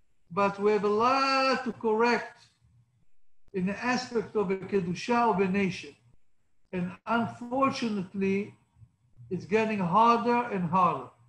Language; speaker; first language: English; non-native, fluent; Hebrew